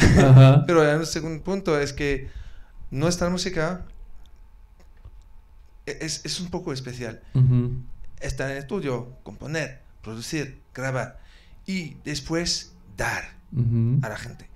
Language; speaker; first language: Spanish; non-native, learner; French